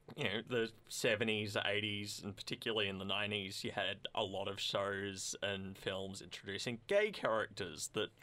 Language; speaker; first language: English; native; English